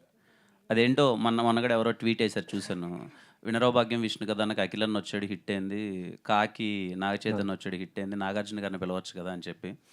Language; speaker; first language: Telugu; native; Telugu